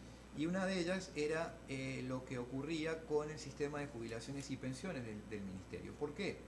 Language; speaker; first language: Spanish; native; Spanish